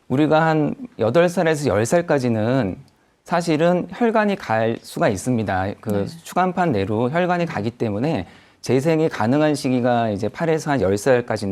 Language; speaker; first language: Korean; native; Korean